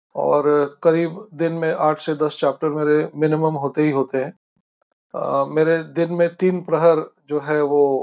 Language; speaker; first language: Hindi; non-native, local second language; Marathi